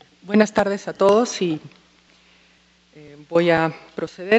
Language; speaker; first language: Spanish; native; Spanish